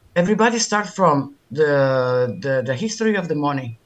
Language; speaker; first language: English; non-native, learner; Italian